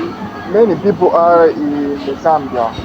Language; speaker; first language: English; non-native, learner; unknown